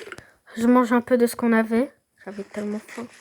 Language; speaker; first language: French; native; French